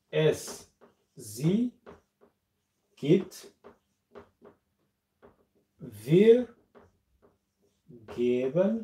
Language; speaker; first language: German; non-native, fluent; Amharic